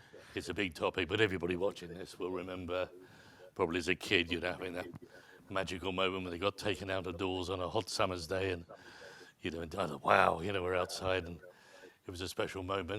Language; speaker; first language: English; native; English